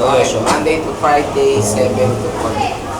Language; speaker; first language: English; non-native, local second language; Filipino